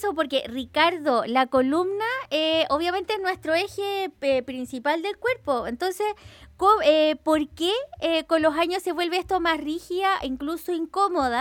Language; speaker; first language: Spanish; native; Spanish